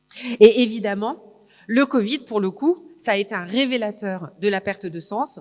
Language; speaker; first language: French; native; French